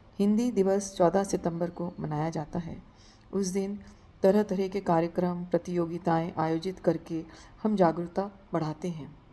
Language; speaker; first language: Hindi; native; Hindi